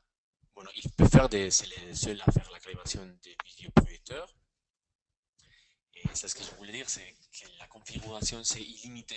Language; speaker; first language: French; non-native, fluent; Spanish